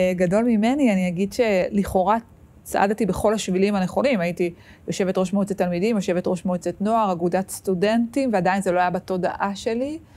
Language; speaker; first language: Hebrew; native; Hebrew